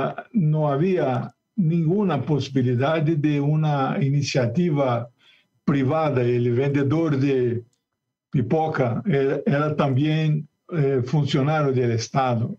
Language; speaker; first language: Spanish; non-native, learner; Portuguese